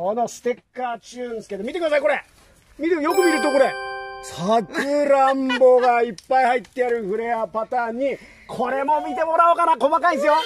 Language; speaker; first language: Japanese; native; Japanese